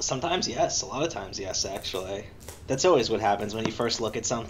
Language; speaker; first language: English; native; English